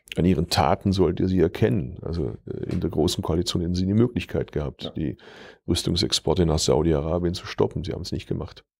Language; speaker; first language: German; early bilingual, other home language; Turkish